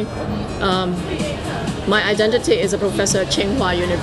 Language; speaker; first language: English; non-native, local second language; Cantonese